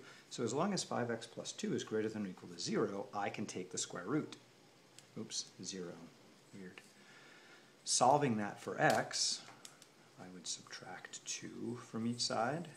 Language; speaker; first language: English; native; English